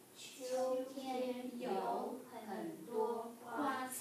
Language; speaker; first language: Chinese; non-native, learner; English